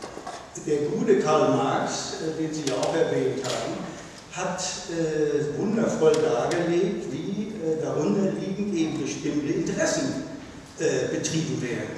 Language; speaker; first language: German; native; German